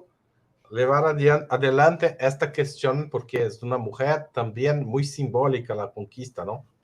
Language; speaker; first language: Spanish; non-native, fluent; Portuguese